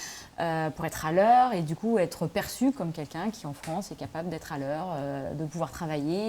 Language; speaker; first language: French; native; French